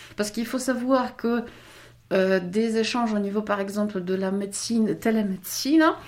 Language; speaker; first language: French; non-native, fluent; Polish